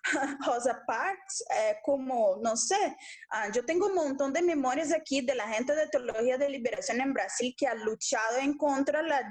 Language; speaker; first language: Spanish; non-native, local second language; Portuguese